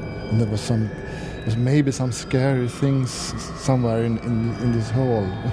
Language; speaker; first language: English; non-native, fluent; Swedish